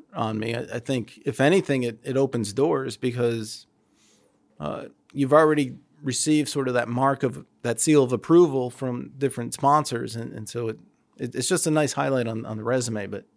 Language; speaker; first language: English; native; English